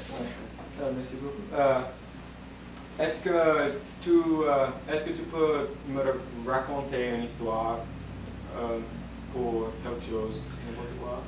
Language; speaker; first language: French; non-native, learner; English